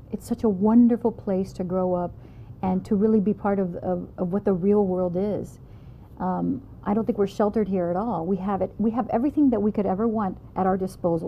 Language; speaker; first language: English; native; English